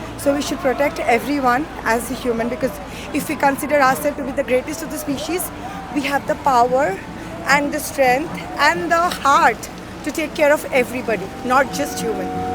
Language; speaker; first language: English; non-native, local second language; Bangla